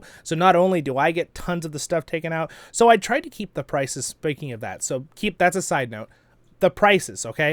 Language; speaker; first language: English; native; English